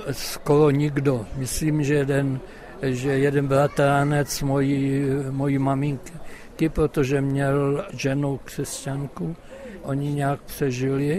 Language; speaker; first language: Czech; non-native, local second language; German